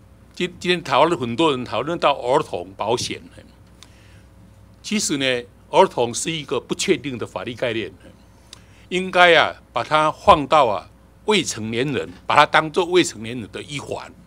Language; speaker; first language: Chinese; native; Chinese